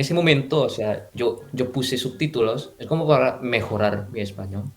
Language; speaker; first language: Spanish; non-native, fluent; Indonesian